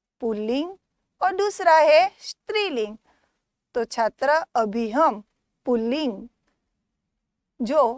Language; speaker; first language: Hindi; non-native, local second language; Gujarati